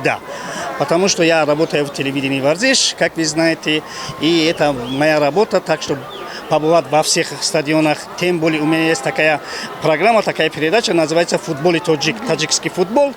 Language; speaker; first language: Russian; non-native, local second language; Tajik